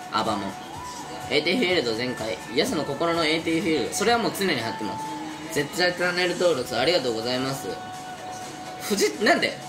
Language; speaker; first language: Japanese; native; Japanese